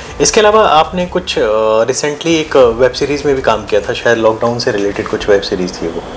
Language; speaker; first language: Hindi; native; Hindi